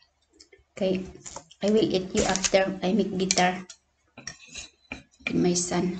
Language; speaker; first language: English; non-native, local second language; Cebuano